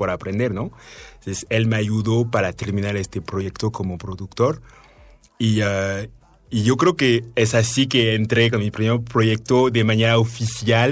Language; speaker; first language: Spanish; non-native, fluent; French